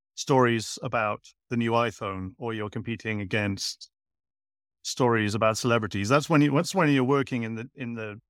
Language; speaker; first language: English; native; English